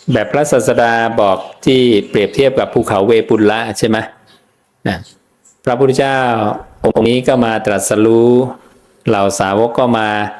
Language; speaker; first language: Thai; native; Thai